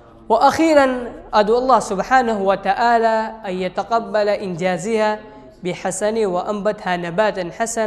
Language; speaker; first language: Arabic; non-native, fluent; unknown